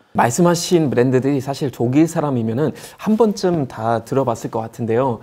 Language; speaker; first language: Korean; non-native, fluent; German